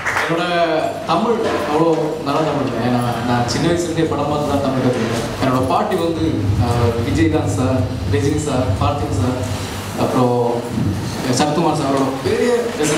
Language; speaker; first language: Tamil; non-native, local second language; Malayalam